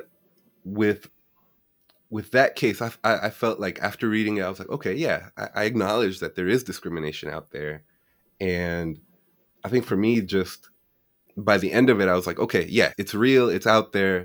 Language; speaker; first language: English; native; English